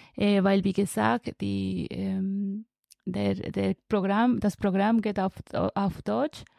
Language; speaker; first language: German; non-native, learner; Spanish